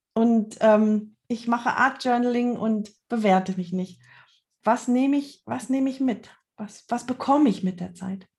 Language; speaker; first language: German; native; German